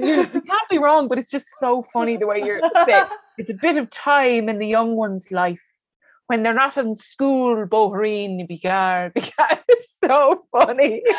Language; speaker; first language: English; native; English